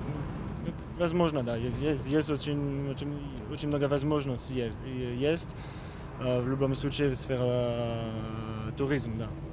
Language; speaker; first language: Russian; non-native, learner; French